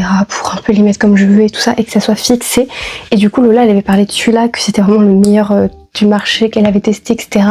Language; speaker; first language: French; native; French